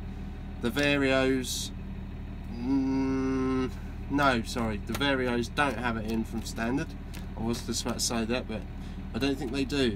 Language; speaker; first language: English; native; English